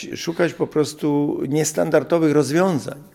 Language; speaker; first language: Polish; native; Polish